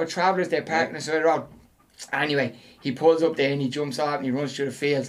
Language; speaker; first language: English; native; English